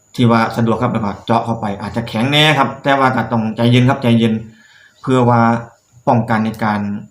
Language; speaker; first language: Thai; native; Thai